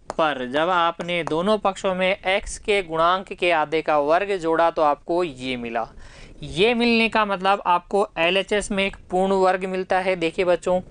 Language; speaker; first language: Hindi; native; Hindi